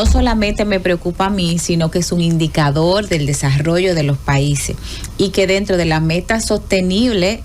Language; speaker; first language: Spanish; native; Spanish